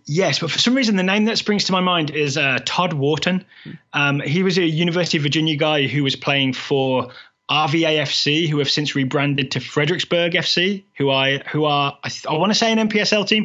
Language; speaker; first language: English; native; English